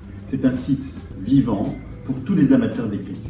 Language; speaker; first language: French; native; French